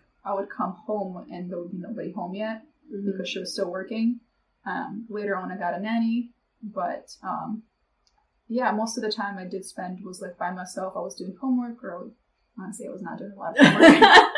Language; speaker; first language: English; non-native, fluent; Russian